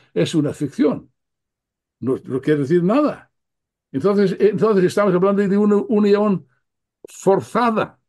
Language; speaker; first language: Spanish; non-native, fluent; English